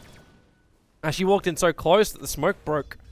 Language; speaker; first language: English; native; English